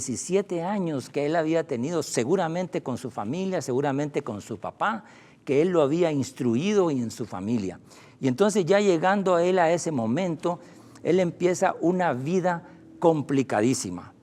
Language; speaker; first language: Spanish; native; Spanish